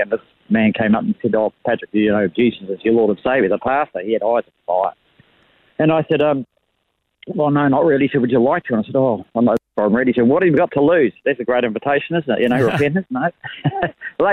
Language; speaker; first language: English; native; English